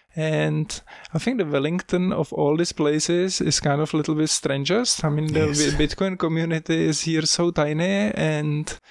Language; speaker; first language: English; non-native, fluent; Czech